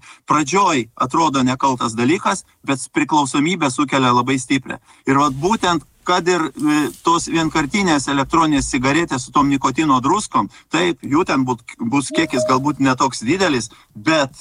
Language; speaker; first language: Lithuanian; native; Lithuanian